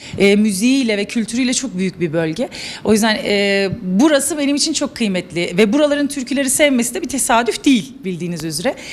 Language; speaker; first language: Turkish; native; Turkish